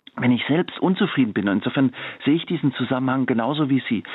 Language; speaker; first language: German; native; German